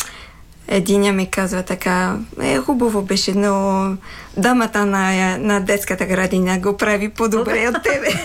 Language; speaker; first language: Bulgarian; non-native, fluent; French